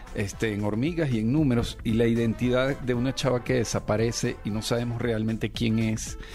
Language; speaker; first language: Spanish; native; Spanish